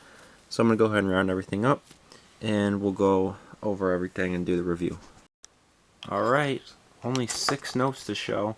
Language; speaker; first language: English; native; English